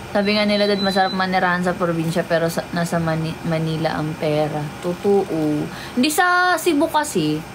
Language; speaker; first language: Filipino; non-native, local second language; Waray